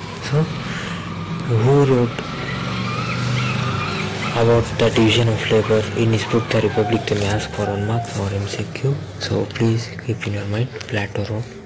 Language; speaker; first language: English; non-native, local second language; Kannada